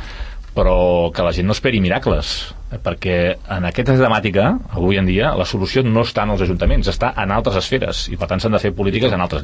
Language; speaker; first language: Catalan; native; Catalan